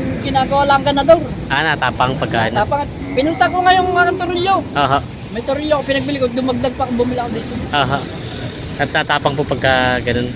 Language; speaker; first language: Filipino; native; Filipino